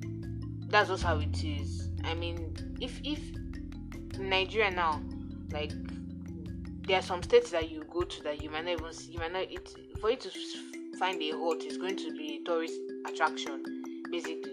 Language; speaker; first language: English; non-native, local second language; Yoruba